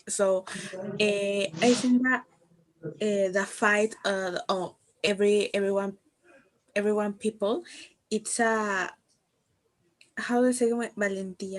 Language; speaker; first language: English; non-native, learner; Spanish